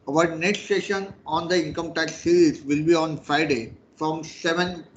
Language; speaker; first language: English; non-native, local second language; Marathi